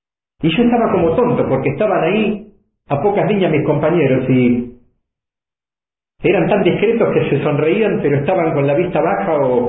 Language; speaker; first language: Spanish; native; Spanish